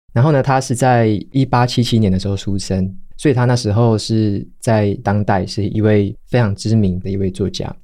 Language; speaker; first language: Chinese; native; Chinese